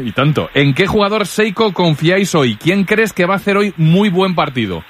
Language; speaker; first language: Spanish; native; Spanish